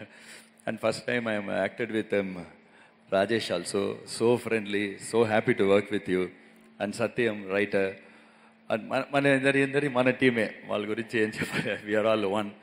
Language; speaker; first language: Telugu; non-native, local second language; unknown